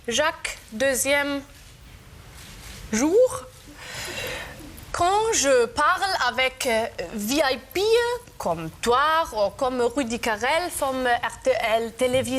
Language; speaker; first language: French; non-native, learner; German